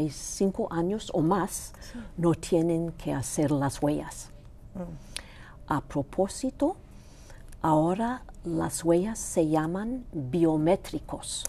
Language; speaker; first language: Spanish; non-native, local second language; Greek